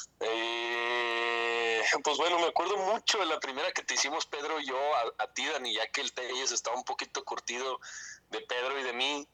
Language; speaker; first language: Spanish; native; Spanish